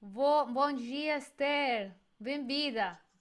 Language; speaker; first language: Portuguese; non-native, learner; Spanish